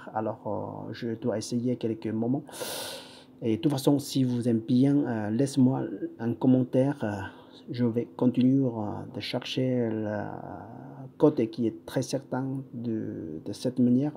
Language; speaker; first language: French; non-native, fluent; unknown